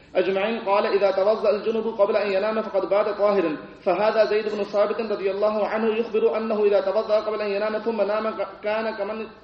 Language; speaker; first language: Arabic; non-native, fluent; Urdu